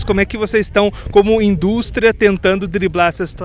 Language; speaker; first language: Portuguese; native; Portuguese